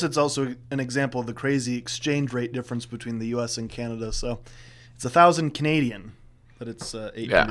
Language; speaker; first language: English; native; English